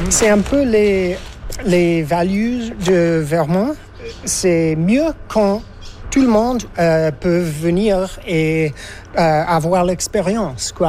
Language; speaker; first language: French; non-native, fluent; English